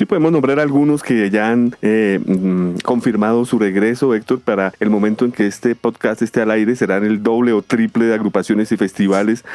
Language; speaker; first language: Spanish; native; Spanish